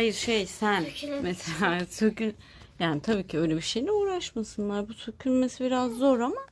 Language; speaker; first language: Turkish; native; Turkish